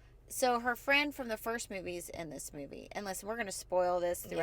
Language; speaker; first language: English; native; English